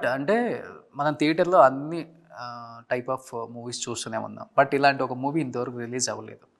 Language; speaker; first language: Telugu; native; Telugu